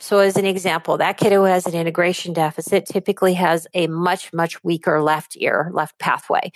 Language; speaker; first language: English; native; English